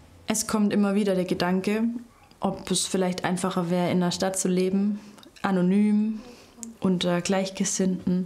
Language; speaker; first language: German; native; German